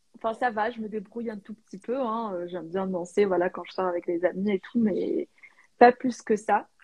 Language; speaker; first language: French; non-native, local second language; Arabic